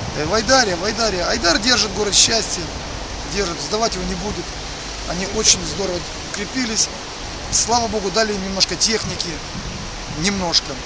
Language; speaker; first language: Russian; native; Russian